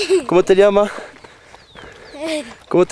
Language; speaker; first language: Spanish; non-native, learner; French